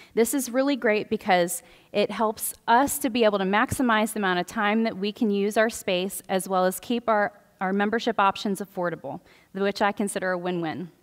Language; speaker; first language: English; native; English